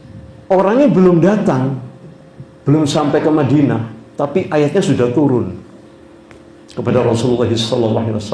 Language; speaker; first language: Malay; non-native, local second language; Javanese